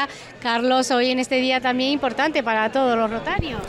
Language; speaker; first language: Spanish; native; Spanish